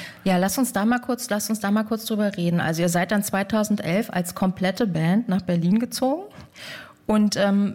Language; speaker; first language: German; native; German